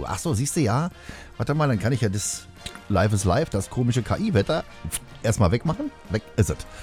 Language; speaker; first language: German; native; German